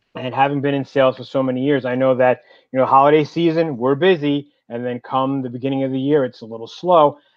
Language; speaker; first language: English; native; English